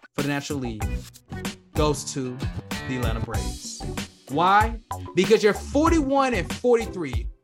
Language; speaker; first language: English; native; English